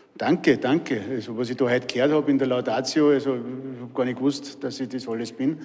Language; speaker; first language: German; native; German